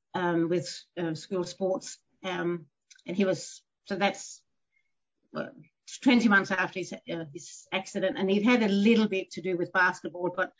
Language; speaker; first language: English; non-native, fluent; Danish